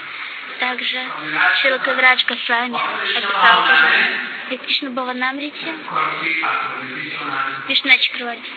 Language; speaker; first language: Russian; native; Russian